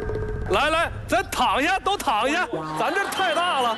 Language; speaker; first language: Chinese; native; Chinese